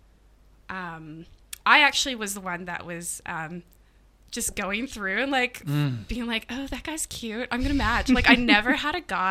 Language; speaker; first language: English; native; English